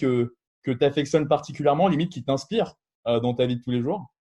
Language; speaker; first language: French; native; French